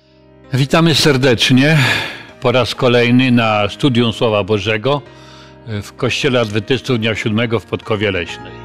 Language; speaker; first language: Polish; native; Polish